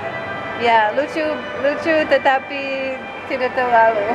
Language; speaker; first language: Indonesian; non-native, fluent; English